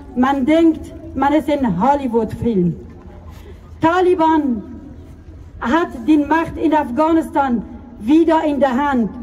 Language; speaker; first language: German; non-native, fluent; Persian